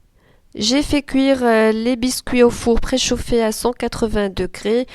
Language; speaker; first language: French; non-native, local second language; Arabic